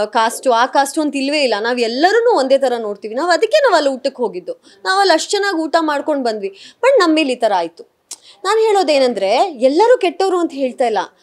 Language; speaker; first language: Kannada; native; Kannada